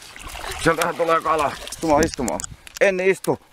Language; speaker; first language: Finnish; native; Finnish